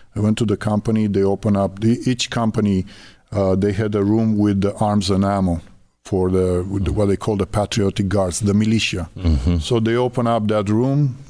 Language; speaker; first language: English; non-native, fluent; Romanian